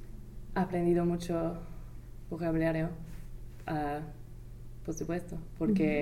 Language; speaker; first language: Spanish; non-native, fluent; English